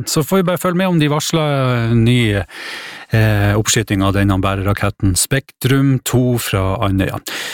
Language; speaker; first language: Norwegian; native; Norwegian